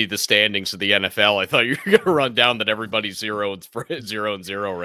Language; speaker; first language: English; native; English